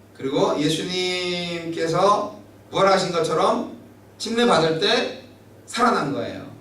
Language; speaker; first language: Korean; native; Korean